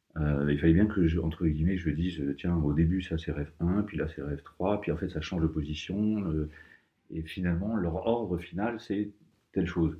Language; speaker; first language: French; native; French